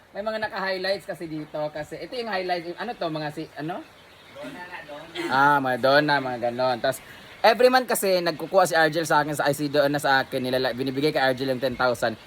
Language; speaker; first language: Filipino; non-native, local second language; Cebuano